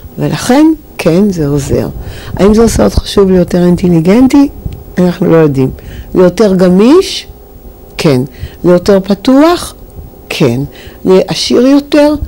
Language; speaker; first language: Hebrew; native; Hebrew